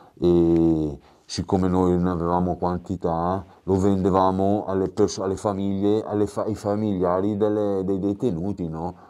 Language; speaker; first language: Italian; native; Italian